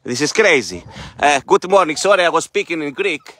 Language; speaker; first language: English; non-native, fluent; Greek